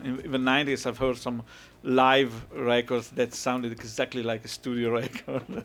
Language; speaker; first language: English; non-native, fluent; Italian